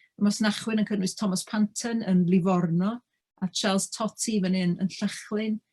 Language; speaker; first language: Welsh; native; Welsh